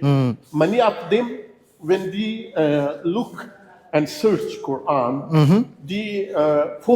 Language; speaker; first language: English; non-native, learner; Persian